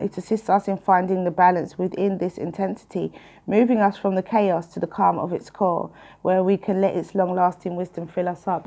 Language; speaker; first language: English; native; English